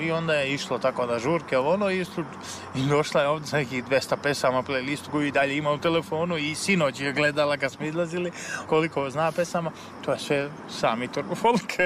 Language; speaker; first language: Serbian; native; Serbian